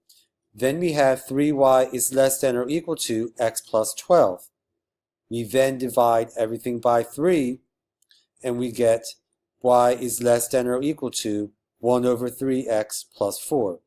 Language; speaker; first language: English; native; English